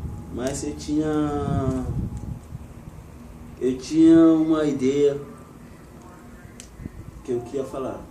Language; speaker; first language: Portuguese; non-native, learner; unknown